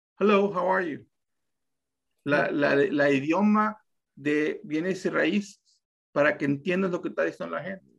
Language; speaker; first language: Spanish; early bilingual, heritage; Spanish